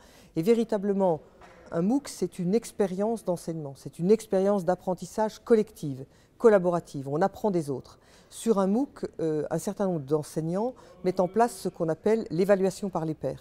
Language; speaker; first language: French; native; French